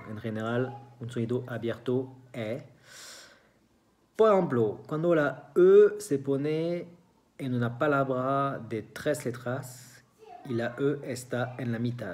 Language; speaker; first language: Spanish; non-native, fluent; French